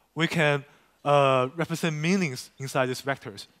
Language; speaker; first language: English; non-native, fluent; Chinese